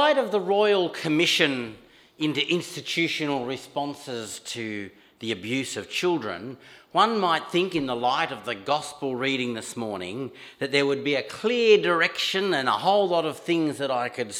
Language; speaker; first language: English; native; English